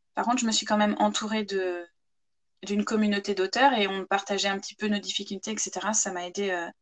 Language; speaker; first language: French; native; French